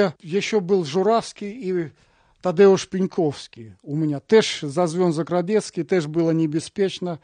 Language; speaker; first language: Polish; non-native, learner; Russian